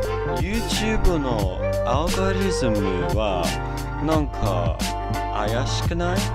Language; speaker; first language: Japanese; non-native, learner; English